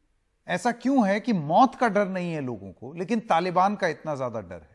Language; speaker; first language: Hindi; native; Hindi